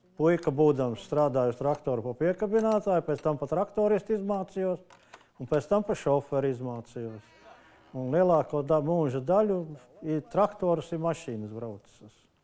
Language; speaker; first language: Latvian; native; Latvian